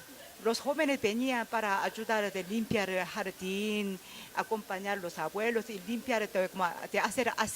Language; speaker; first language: Spanish; non-native, fluent; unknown